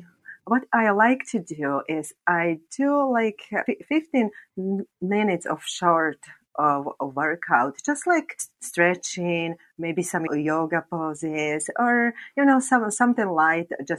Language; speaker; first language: English; non-native, fluent; Slovak